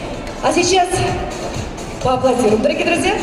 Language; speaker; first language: Russian; native; Russian